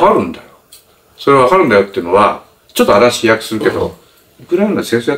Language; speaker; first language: Japanese; native; Japanese